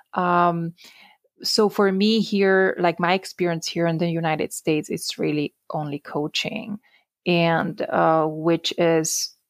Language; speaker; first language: English; non-native, fluent; Italian